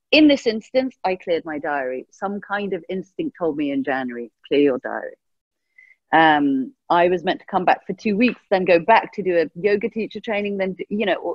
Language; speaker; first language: English; early bilingual, other home language; Persian